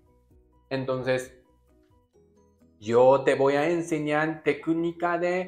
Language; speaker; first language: Spanish; non-native, learner; Japanese